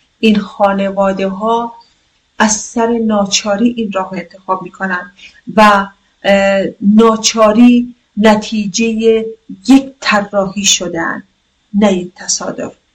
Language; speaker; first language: Persian; non-native, local second language; Kurdish